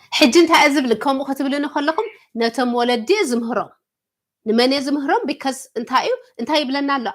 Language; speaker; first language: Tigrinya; early bilingual, heritage; Tigrinya